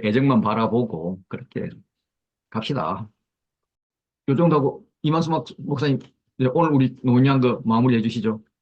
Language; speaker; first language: Korean; native; Korean